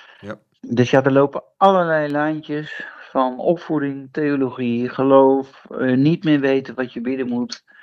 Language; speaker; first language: Dutch; native; Dutch